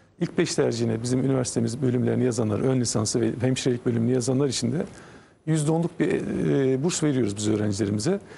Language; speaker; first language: Turkish; native; Turkish